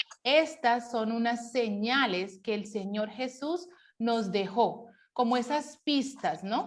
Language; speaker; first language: Spanish; native; Spanish